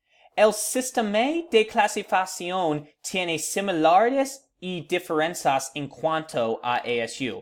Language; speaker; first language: Spanish; non-native, learner; English